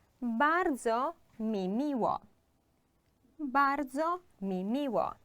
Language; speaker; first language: Polish; non-native, fluent; Ukrainian